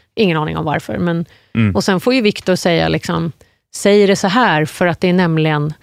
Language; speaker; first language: Swedish; non-native, fluent; English